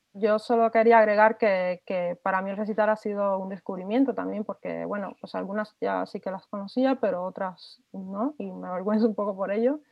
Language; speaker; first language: Spanish; native; Spanish